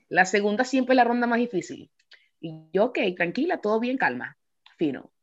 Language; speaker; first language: Spanish; native; Spanish